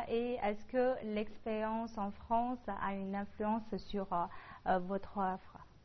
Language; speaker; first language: French; non-native, fluent; Chinese